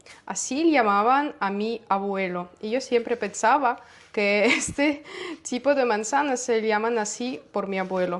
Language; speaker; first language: Spanish; non-native, learner; Russian